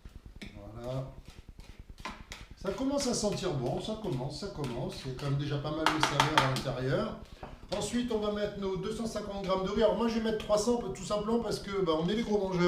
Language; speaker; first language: French; native; French